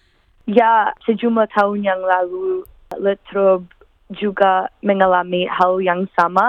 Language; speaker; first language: Indonesian; non-native, fluent; English